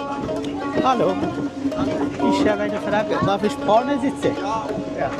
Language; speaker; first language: German; non-native, learner; Bangla